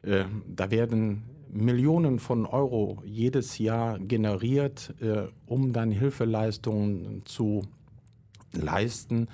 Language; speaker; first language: German; native; German